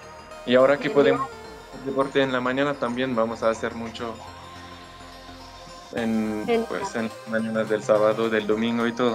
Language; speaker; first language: Spanish; non-native, fluent; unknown